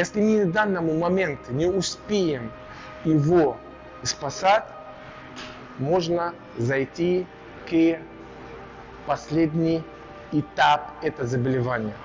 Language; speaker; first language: Russian; non-native, learner; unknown